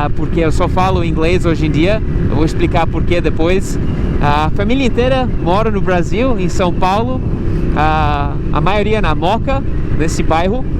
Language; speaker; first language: Portuguese; early bilingual, heritage; Portuguese